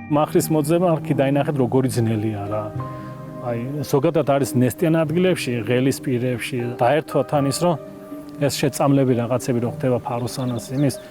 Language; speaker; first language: Georgian; native; Georgian